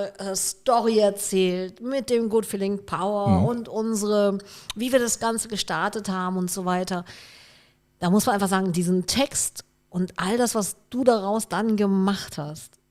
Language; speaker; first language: German; native; German